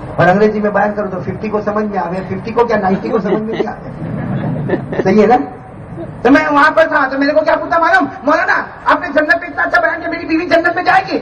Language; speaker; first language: Urdu; native; Urdu